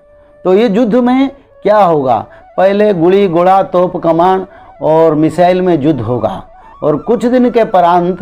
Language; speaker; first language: Hindi; non-native, local second language; Odia